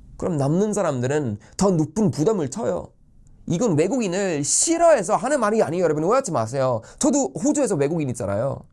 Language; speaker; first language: Korean; non-native, fluent; Swedish